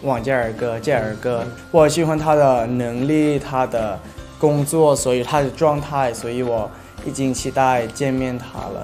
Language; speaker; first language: Chinese; non-native, learner; Thai